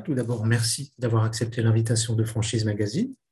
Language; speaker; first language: French; native; French